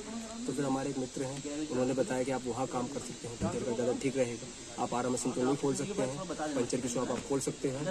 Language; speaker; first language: Hindi; native; Hindi